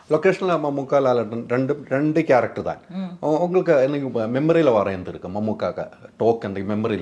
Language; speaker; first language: Tamil; non-native, learner; Malayalam